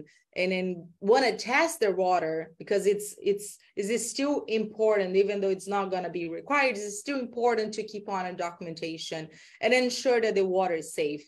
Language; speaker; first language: English; non-native, fluent; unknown